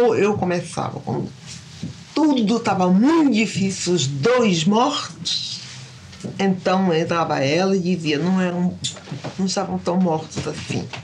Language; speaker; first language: Portuguese; early bilingual, other home language; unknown